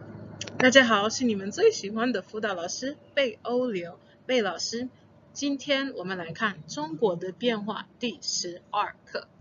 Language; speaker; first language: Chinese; non-native, fluent; English